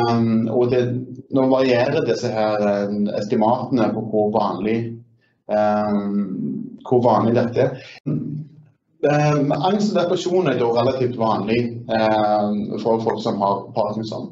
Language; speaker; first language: Norwegian; native; Norwegian